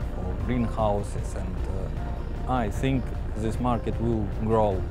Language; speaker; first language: English; non-native, learner; Ukrainian